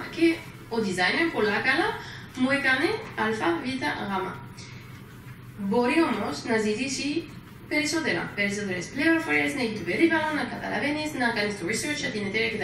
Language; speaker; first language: Greek; non-native, fluent; French